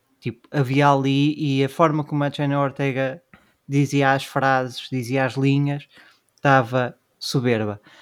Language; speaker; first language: Portuguese; native; Portuguese